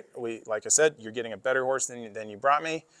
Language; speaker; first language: English; native; English